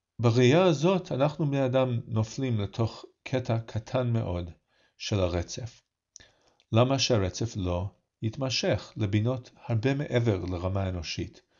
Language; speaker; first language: Hebrew; non-native, fluent; English